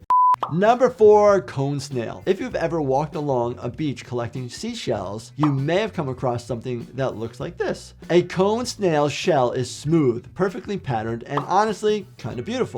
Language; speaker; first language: English; native; English